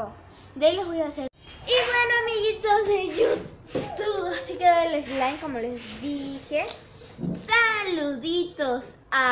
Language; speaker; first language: Spanish; native; Spanish